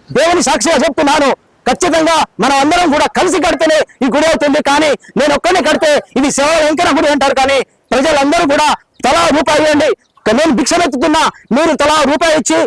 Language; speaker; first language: Telugu; non-native, local second language; Lambadi